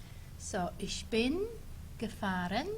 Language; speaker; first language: German; non-native, fluent; English